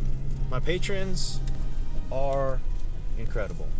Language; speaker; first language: English; native; English